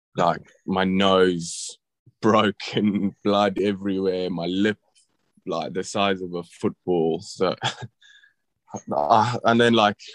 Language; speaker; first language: English; native; English